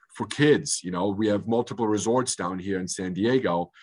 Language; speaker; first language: English; early bilingual, other home language; German